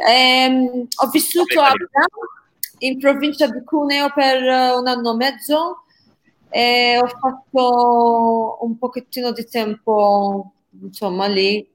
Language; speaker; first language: Italian; non-native, fluent; Maltese